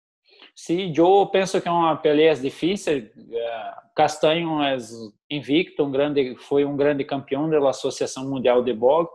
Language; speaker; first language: Spanish; non-native, learner; Portuguese